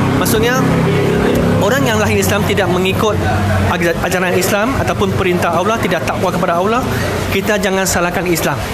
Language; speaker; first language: Malay; non-native, local second language; Chinese